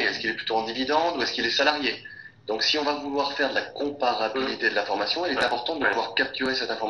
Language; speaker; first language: French; native; French